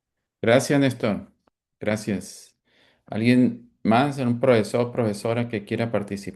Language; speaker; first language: Spanish; native; Spanish